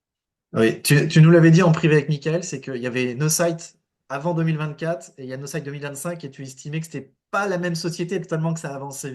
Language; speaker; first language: French; native; French